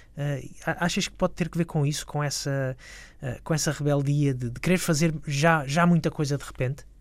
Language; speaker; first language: Portuguese; native; Portuguese